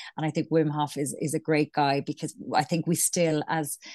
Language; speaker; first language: English; native; English